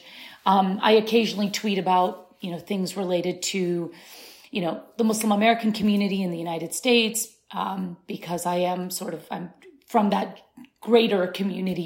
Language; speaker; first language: English; early bilingual, other home language; Arabic